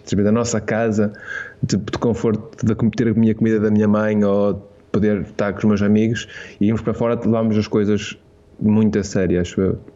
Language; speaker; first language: Portuguese; native; Portuguese